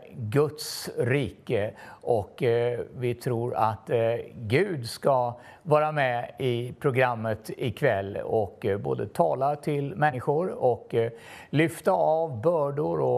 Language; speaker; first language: Swedish; native; Swedish